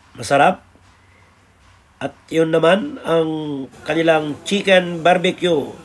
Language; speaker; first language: Filipino; non-native, local second language; Iloko